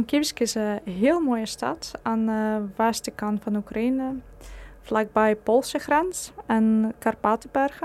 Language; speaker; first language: Dutch; non-native, fluent; Ukrainian